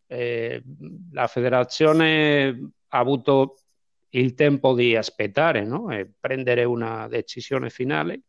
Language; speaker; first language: Italian; non-native, fluent; Spanish